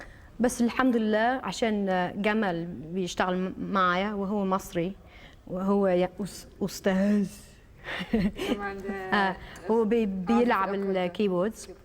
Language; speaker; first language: Arabic; early bilingual, heritage; Arabic